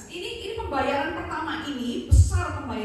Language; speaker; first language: Indonesian; native; Indonesian